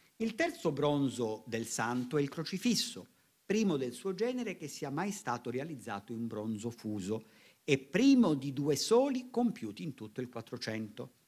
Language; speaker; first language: Italian; native; Italian